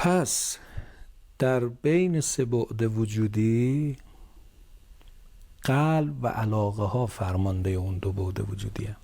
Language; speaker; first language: Persian; native; Persian